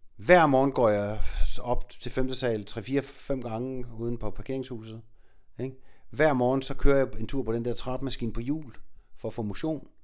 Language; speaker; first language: Danish; native; Danish